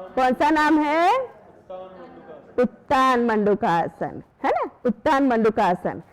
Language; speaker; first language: Hindi; non-native, local second language; Gujarati